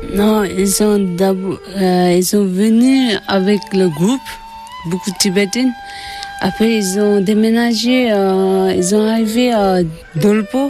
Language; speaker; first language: French; non-native, learner; Tibetan